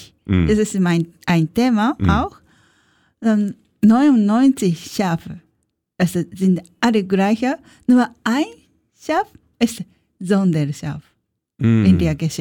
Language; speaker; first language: German; non-native, learner; Japanese